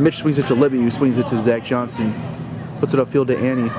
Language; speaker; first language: English; native; English